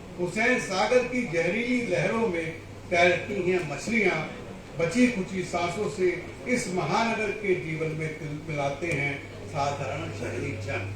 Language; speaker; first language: Hindi; non-native, local second language; Rajasthani